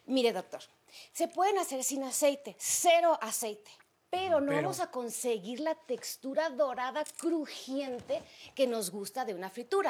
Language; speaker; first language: Spanish; native; Spanish